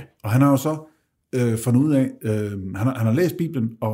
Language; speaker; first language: Danish; native; Danish